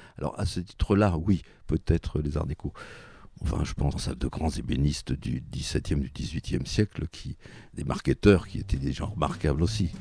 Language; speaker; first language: French; native; French